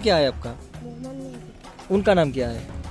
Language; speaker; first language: Hindi; non-native, learner; Bangla